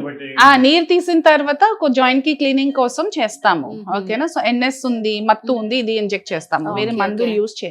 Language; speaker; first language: Telugu; non-native, fluent; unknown